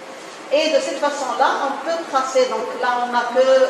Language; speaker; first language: French; non-native, local second language; Arabic